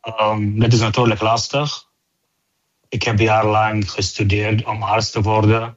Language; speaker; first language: Dutch; non-native, fluent; Arabic